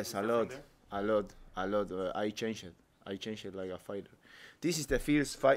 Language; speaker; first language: English; non-native, learner; Spanish